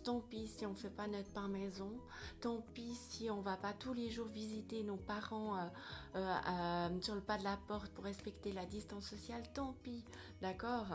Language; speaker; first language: French; native; French